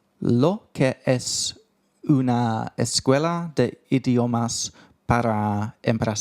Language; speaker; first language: Spanish; non-native, fluent; English